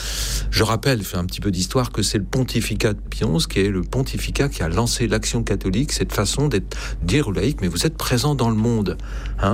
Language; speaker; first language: French; native; French